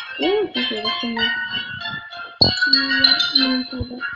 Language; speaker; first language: French; native; French